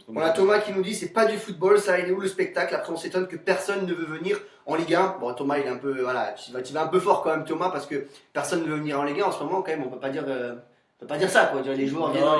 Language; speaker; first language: French; native; French